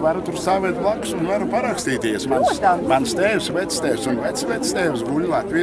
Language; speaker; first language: Latvian; non-native, local second language; Russian